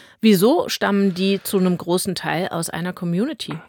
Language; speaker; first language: German; native; German